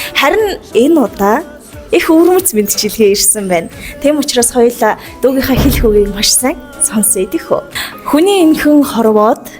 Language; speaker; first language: Mongolian; non-native, local second language; Kazakh